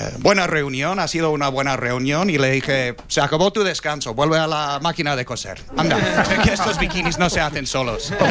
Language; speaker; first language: Spanish; non-native, fluent; English